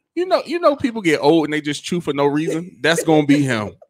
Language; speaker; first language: English; native; English